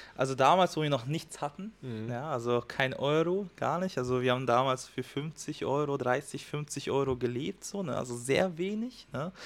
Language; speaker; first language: German; non-native, fluent; Hungarian